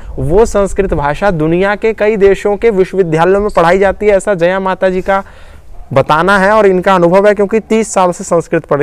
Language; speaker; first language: Hindi; native; Hindi